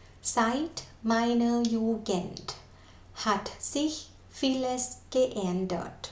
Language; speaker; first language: German; non-native, fluent; Thai